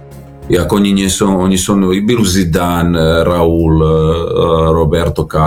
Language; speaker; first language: Polish; non-native, learner; Serbian